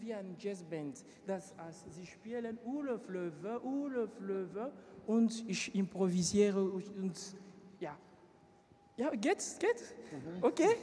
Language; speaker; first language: German; non-native, learner; French